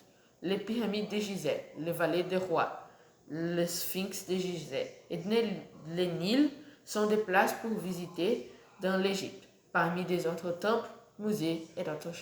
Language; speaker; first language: French; non-native, learner; Portuguese